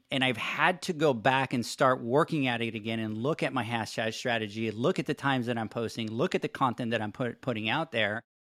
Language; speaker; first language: English; non-native, local second language; Spanish